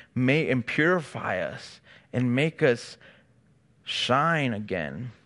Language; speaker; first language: English; native; English